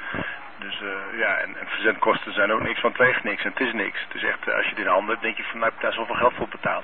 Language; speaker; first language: Dutch; native; Dutch